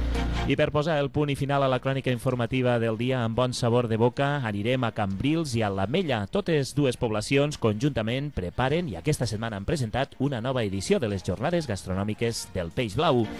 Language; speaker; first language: Catalan; native; Catalan